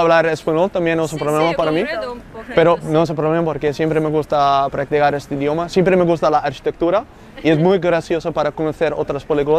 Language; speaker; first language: Spanish; non-native, learner; Dutch